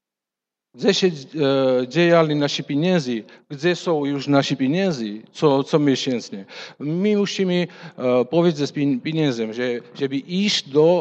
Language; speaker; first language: Polish; non-native, fluent; Russian